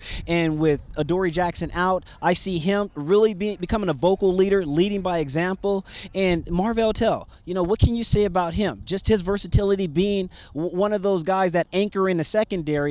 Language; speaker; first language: English; native; English